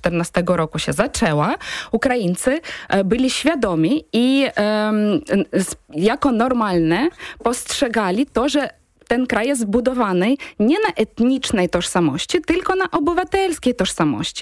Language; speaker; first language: Polish; non-native, fluent; Ukrainian